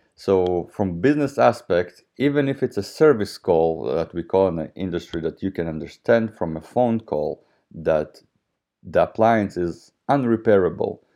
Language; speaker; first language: English; non-native, fluent; Russian